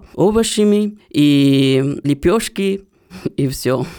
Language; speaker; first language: Russian; non-native, learner; Hindi